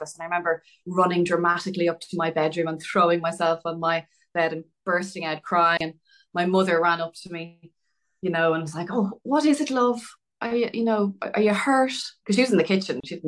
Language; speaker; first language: English; native; English